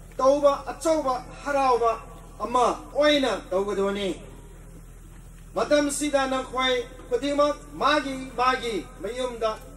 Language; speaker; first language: Manipuri; non-native, local second language; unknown